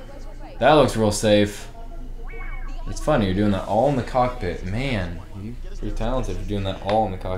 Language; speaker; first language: English; native; English